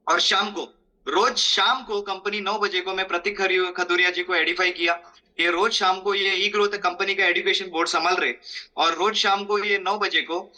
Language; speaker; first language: Hindi; non-native, local second language; Malayalam